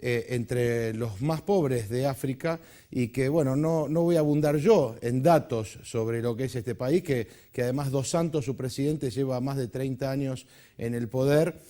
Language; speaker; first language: Spanish; native; Spanish